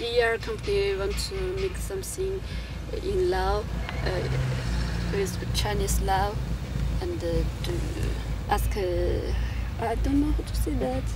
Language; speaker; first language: English; non-native, learner; Chinese